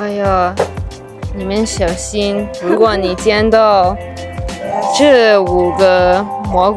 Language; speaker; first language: Chinese; non-native, learner; English